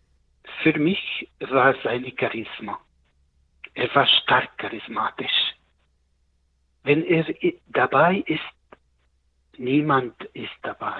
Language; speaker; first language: German; non-native, learner; Arabic